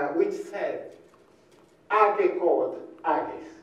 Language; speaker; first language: English; non-native, fluent; Luba-Lulua